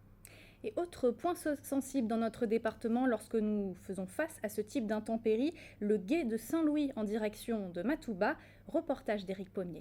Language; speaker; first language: French; native; French